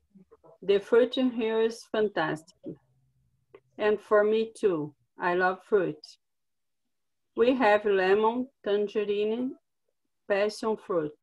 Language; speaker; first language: English; non-native, learner; Portuguese